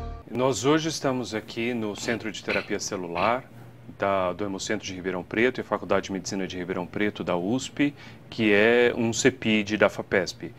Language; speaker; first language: Portuguese; native; Portuguese